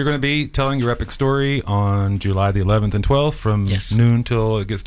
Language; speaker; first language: English; native; English